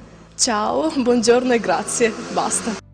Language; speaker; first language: Italian; non-native, learner; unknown